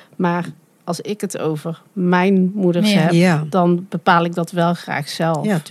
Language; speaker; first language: Dutch; native; Dutch